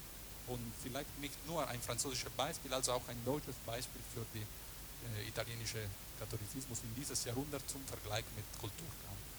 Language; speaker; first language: German; non-native, learner; Italian